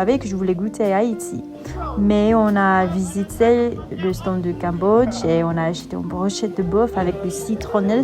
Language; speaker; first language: French; non-native, fluent; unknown